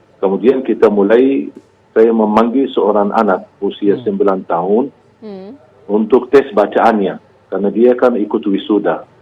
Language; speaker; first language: Malay; non-native, fluent; Arabic